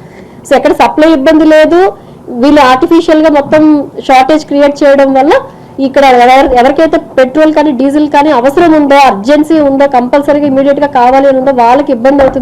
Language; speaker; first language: Telugu; native; Telugu